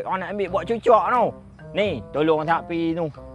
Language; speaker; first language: Malay; native; Malay